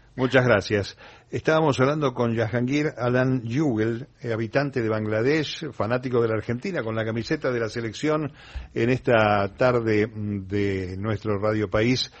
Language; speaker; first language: Spanish; native; Spanish